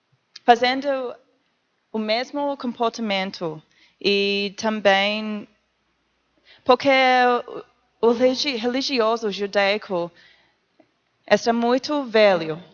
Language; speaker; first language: Portuguese; non-native, learner; English